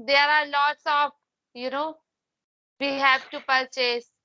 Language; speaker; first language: English; non-native, learner; Hindi